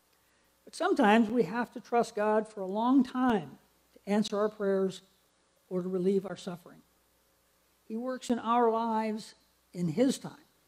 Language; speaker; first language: English; native; English